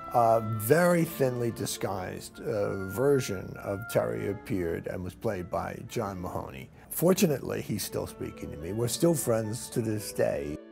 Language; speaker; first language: English; native; English